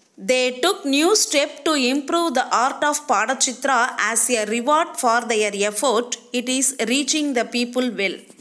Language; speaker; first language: English; non-native, local second language; Tamil